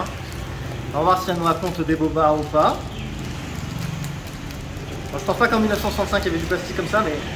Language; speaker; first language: French; native; French